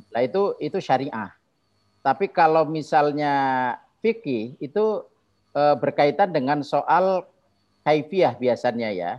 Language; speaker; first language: Indonesian; non-native, local second language; Javanese